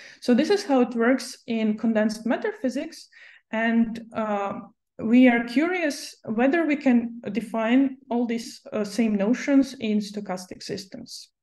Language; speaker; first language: English; non-native, fluent; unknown